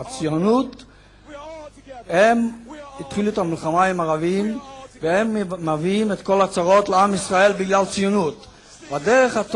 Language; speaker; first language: Hebrew; non-native, fluent; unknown